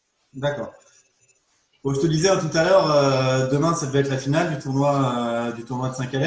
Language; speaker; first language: French; native; French